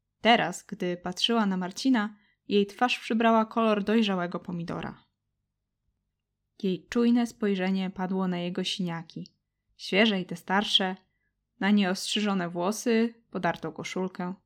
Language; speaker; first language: Polish; native; Polish